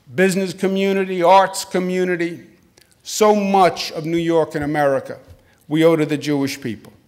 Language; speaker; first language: English; native; English